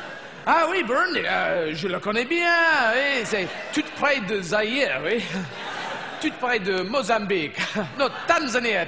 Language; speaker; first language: French; non-native, fluent; English